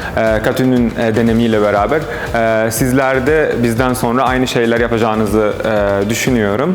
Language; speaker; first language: Turkish; non-native, fluent; Arabic